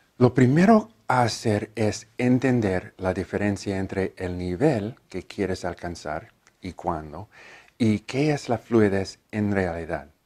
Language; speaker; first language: Spanish; non-native, learner; English